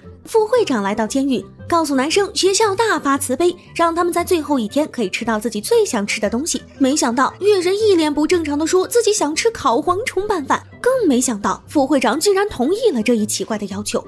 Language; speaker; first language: Chinese; native; Chinese